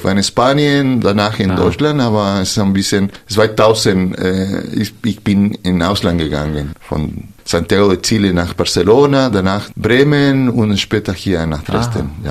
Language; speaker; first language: German; non-native, fluent; Spanish